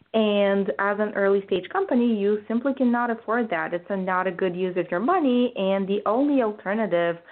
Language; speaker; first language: English; non-native, fluent; Bulgarian